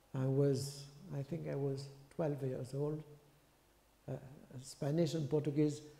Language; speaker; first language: English; non-native, fluent; French